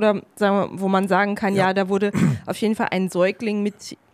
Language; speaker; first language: German; native; German